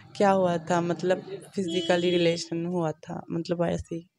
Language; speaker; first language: Hindi; non-native, local second language; Bangla